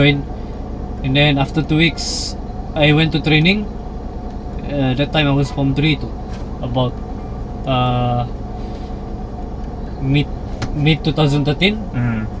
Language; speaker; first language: English; non-native, local second language; Malay